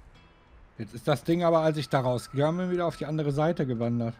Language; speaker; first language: German; native; German